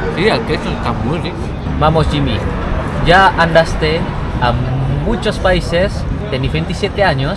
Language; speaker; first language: Spanish; non-native, fluent; Indonesian